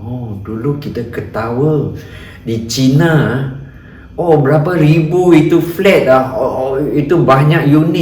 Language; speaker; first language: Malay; non-native, local second language; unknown